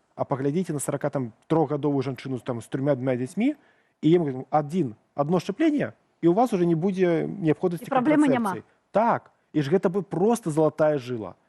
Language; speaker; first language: Belarusian; non-native, local second language; Russian